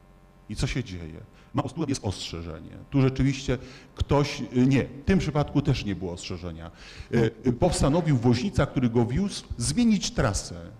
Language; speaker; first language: Polish; native; Polish